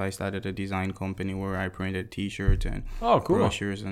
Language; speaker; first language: English; non-native, local second language; Akan